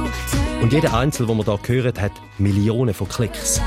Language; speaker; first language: German; native; German